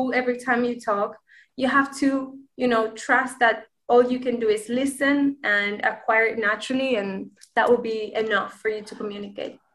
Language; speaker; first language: English; non-native, fluent; Spanish